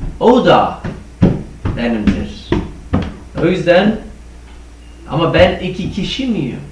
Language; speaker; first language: Turkish; non-native, fluent; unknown